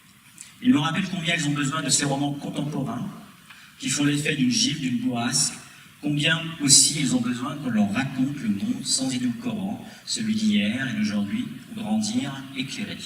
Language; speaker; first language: French; native; French